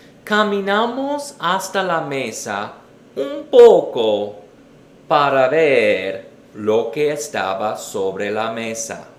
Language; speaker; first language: Spanish; non-native, fluent; English